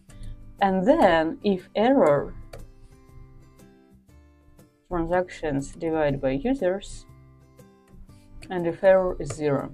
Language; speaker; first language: English; non-native, fluent; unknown